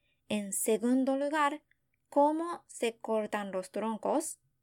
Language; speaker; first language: Spanish; non-native, fluent; Japanese